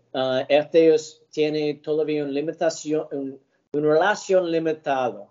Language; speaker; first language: Spanish; early bilingual, heritage; English